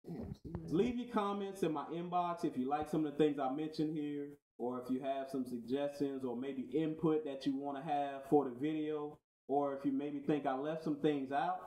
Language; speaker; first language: English; native; English